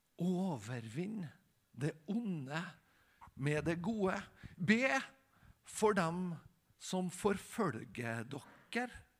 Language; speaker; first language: Norwegian; native; Norwegian